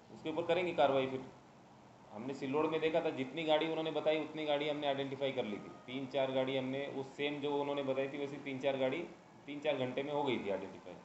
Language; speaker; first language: Hindi; non-native, local second language; Marathi